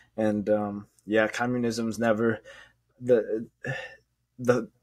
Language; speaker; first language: English; native; English